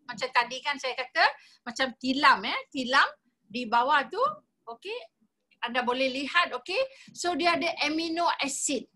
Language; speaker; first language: Malay; non-native, local second language; Tamil